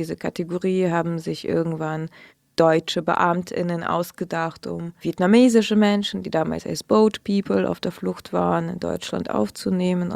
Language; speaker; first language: German; early bilingual, other home language; Russian